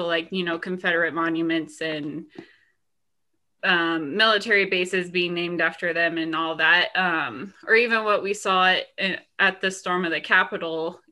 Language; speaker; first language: English; native; English